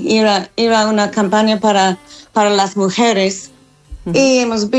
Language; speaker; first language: Spanish; non-native, fluent; English